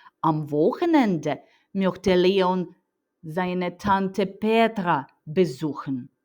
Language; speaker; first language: German; non-native, fluent; Ukrainian